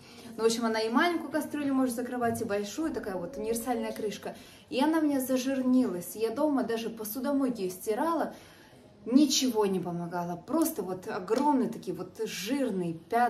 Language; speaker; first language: Russian; native; Russian